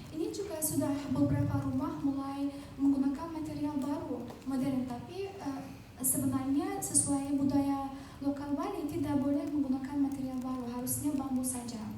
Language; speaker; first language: Indonesian; non-native, fluent; Azerbaijani